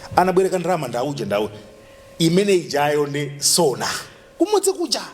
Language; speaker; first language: Nyanja; native; Nyanja